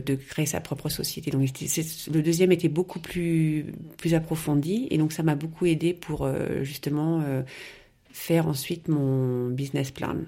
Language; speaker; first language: French; native; French